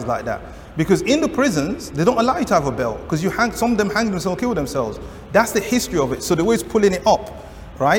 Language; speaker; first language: English; native; English